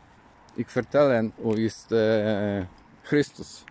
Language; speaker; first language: German; non-native, learner; Polish